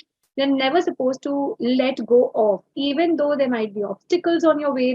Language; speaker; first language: English; non-native, local second language; Hindi